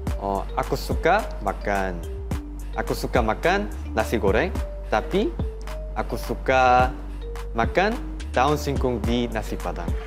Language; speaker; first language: Indonesian; non-native, learner; Korean